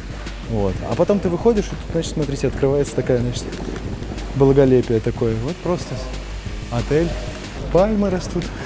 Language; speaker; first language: Russian; native; Russian